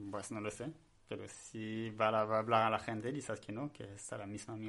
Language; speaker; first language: Spanish; non-native, learner; French